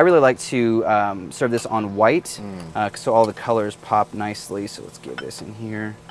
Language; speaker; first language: English; native; English